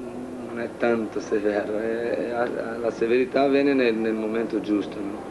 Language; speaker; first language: Italian; non-native, fluent; Portuguese